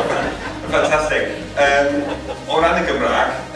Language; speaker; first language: Welsh; non-native, fluent; English